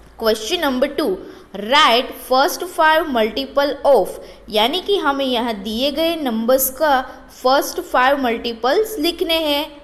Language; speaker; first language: Hindi; non-native, local second language; Gujarati